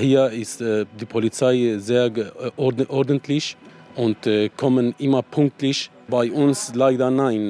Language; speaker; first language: German; non-native, learner; Arabic